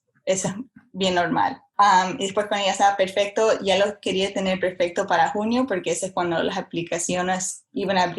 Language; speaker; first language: Spanish; early bilingual, heritage; Spanish